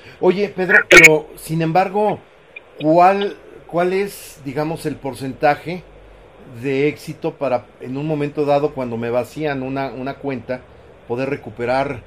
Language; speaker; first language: Spanish; native; Spanish